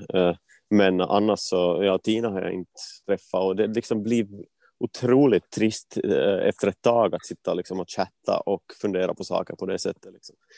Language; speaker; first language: Swedish; native; Swedish